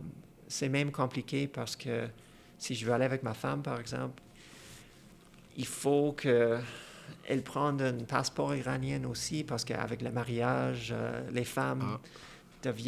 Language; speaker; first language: French; non-native, fluent; Persian